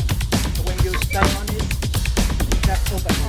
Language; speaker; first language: English; non-native, learner; Vietnamese